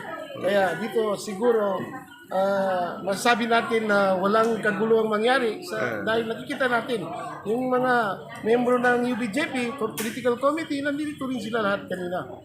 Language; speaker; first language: Filipino; non-native, local second language; Maguindanaon